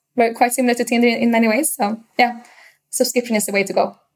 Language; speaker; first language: English; non-native, fluent; Swedish